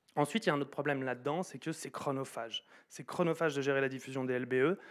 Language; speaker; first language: French; native; French